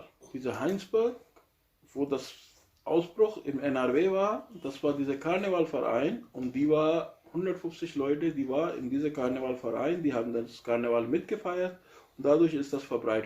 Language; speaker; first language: German; non-native, learner; Urdu